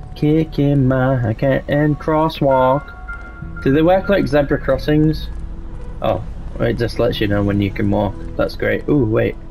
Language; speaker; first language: English; native; English